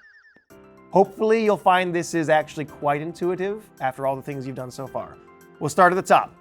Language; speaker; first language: English; native; English